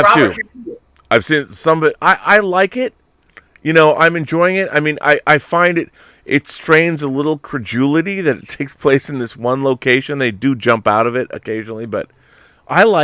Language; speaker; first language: English; native; English